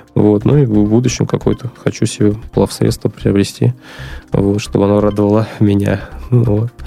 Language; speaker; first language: Russian; native; Russian